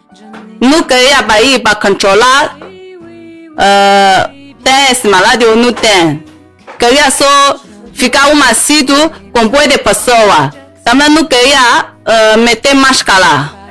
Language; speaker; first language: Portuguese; non-native, learner; Chinese